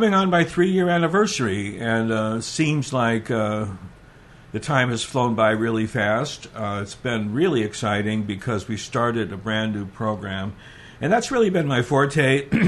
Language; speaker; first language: English; native; English